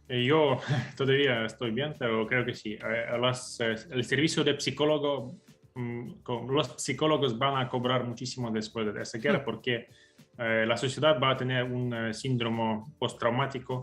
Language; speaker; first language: Spanish; non-native, fluent; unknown